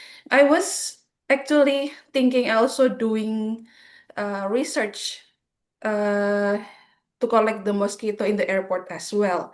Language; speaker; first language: English; non-native, fluent; Indonesian